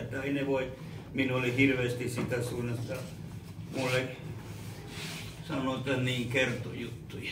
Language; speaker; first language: Finnish; non-native, fluent; Spanish